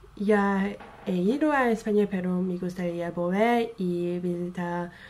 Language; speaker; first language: Spanish; non-native, fluent; English